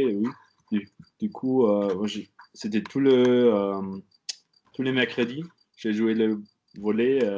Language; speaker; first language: French; non-native, learner; German